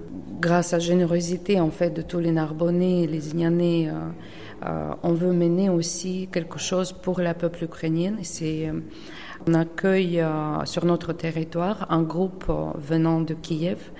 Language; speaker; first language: French; non-native, fluent; Ukrainian